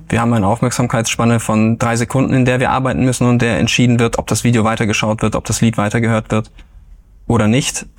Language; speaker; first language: German; native; German